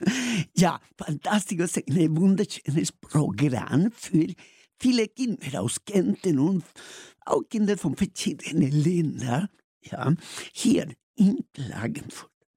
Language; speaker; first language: German; non-native, learner; Spanish